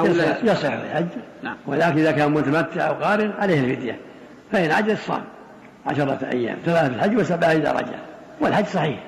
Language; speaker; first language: Arabic; native; Arabic